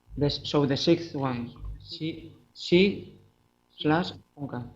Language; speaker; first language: English; non-native, fluent; Spanish